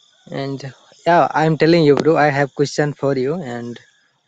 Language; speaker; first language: English; non-native, learner; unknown